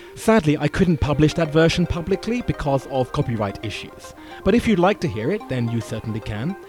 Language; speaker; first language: English; native; English